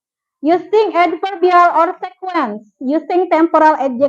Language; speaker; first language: English; non-native, fluent; Indonesian